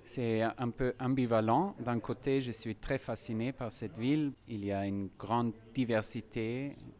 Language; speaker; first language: French; non-native, fluent; German